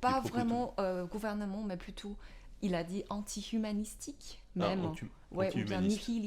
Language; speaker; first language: French; non-native, learner; Chinese